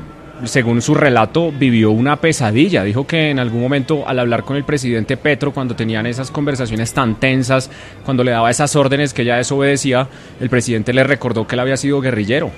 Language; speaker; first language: Spanish; native; Spanish